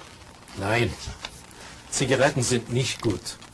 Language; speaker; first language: German; non-native, fluent; English